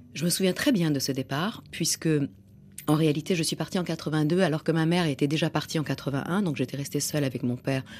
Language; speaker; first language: French; non-native, fluent; Persian